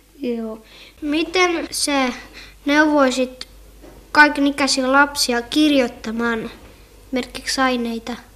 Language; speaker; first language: Finnish; native; Finnish